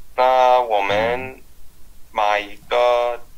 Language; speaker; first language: Chinese; non-native, learner; English